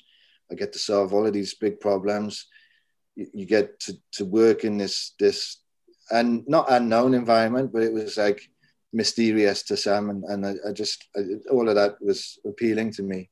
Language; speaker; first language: English; native; English